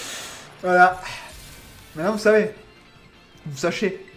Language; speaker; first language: French; native; French